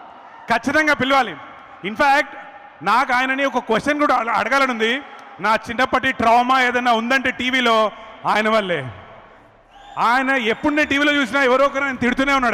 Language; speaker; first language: Telugu; native; Telugu